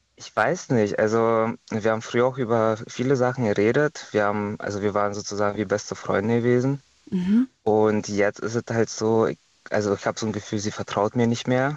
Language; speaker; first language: German; non-native, fluent; Estonian